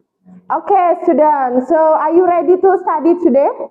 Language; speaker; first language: English; non-native, fluent; Indonesian